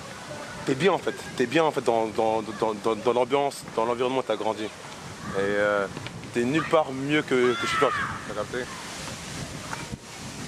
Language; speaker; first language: French; native; French